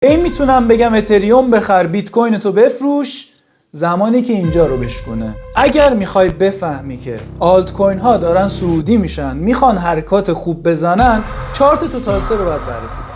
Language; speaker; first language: Persian; native; Persian